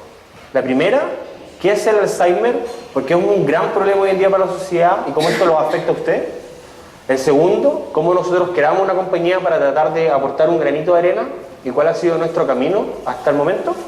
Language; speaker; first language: Spanish; native; Spanish